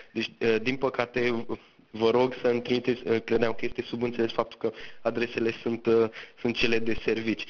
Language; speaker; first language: Romanian; native; Romanian